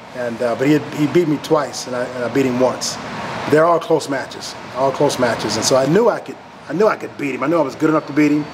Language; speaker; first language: English; native; English